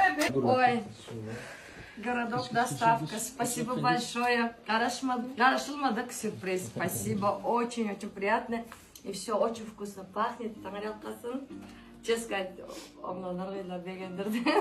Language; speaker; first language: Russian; non-native, local second language; Turkmen